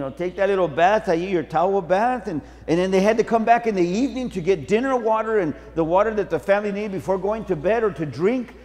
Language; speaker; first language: English; early bilingual, other home language; Spanish